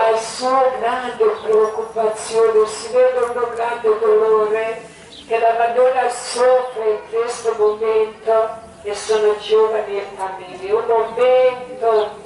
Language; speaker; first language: Italian; non-native, learner; Croatian